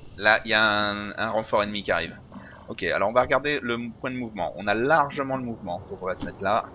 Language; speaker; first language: French; native; French